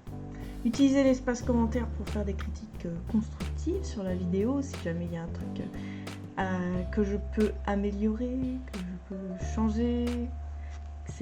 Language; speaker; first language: French; native; French